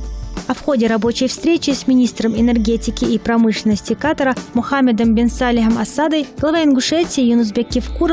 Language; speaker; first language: Russian; native; Russian